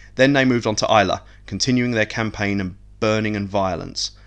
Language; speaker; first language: English; native; English